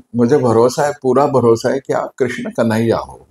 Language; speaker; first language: Hindi; non-native, local second language; Marathi